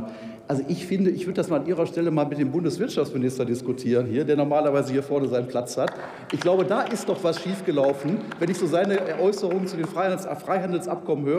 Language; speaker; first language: German; native; German